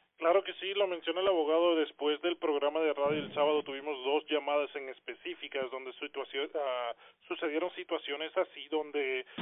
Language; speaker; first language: Spanish; early bilingual, other home language; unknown